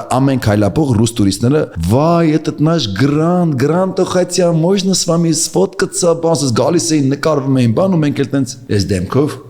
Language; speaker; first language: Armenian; native; Armenian